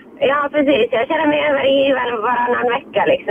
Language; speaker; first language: Swedish; non-native, fluent; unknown